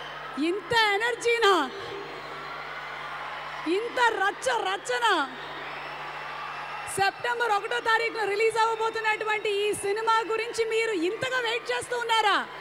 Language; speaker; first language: Telugu; native; Telugu